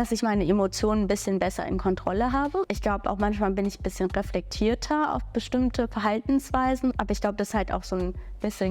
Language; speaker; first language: German; early bilingual, other home language; Bangla